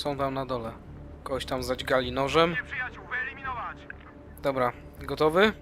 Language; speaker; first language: Polish; native; Polish